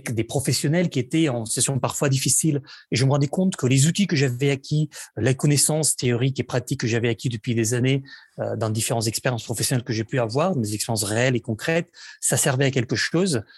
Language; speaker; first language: French; non-native, fluent; Spanish